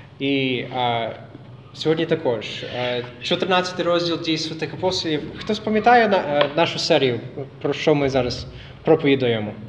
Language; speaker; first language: Ukrainian; non-native, fluent; English